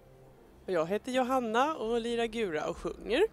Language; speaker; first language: Swedish; native; Swedish